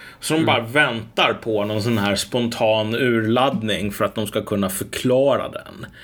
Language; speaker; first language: Swedish; native; Swedish